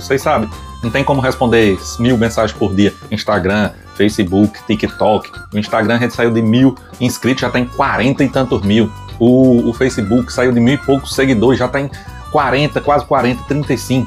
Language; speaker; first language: Portuguese; native; Portuguese